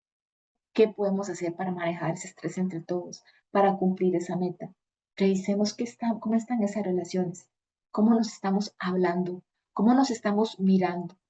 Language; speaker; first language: Spanish; native; Spanish